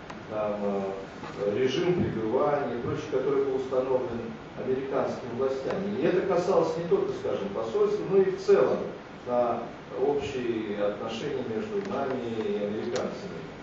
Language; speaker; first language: Russian; native; Russian